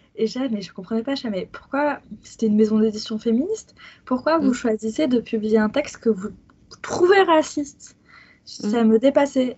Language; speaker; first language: French; native; French